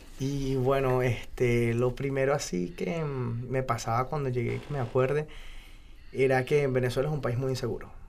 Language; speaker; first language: Spanish; native; Spanish